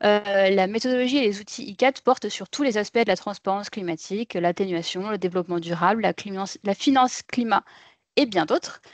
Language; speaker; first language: French; native; French